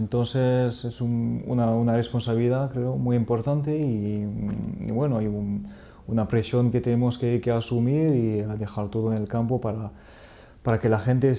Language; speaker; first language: Spanish; non-native, fluent; French